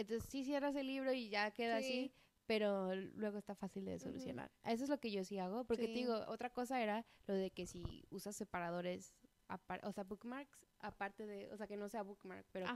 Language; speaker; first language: Spanish; native; Spanish